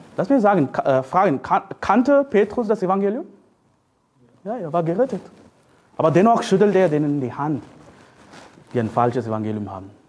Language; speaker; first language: German; non-native, fluent; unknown